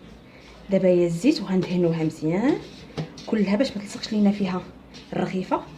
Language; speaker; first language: Arabic; native; Arabic